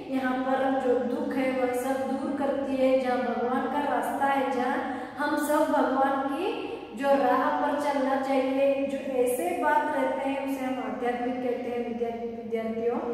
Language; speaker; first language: Hindi; non-native, local second language; Kannada